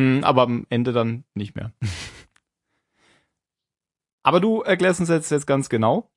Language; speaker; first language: German; native; German